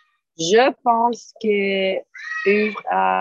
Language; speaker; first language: French; non-native, learner; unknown